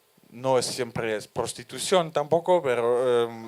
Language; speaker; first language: Spanish; non-native, fluent; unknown